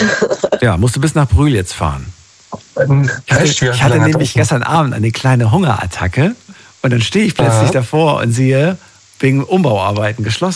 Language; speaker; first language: German; native; German